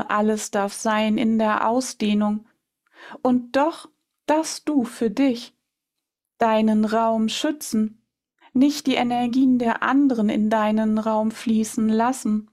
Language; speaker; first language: German; native; German